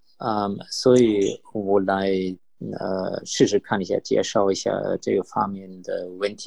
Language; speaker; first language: Chinese; non-native, fluent; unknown